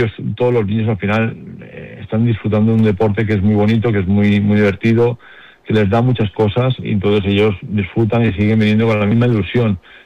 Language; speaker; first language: Spanish; native; Spanish